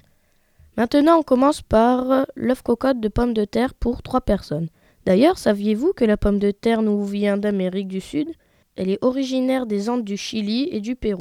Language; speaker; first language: French; native; French